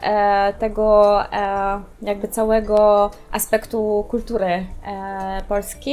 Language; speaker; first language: Polish; non-native, fluent; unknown